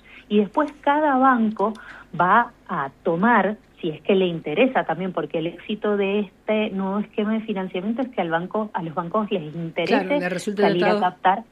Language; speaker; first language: Spanish; native; Spanish